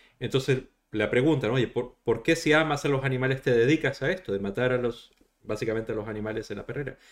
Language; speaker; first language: Spanish; native; Spanish